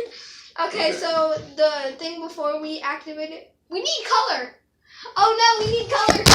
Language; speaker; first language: English; native; English